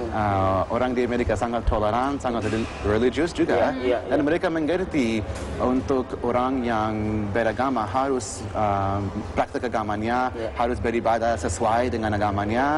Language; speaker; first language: Indonesian; non-native, fluent; English